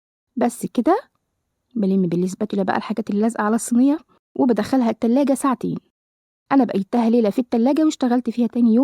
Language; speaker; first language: Arabic; native; Arabic